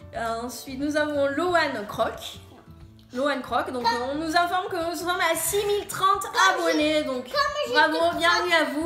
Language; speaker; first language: French; native; French